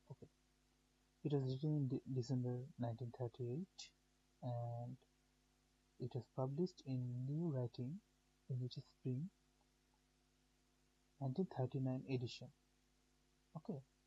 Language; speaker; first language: English; non-native, local second language; Bangla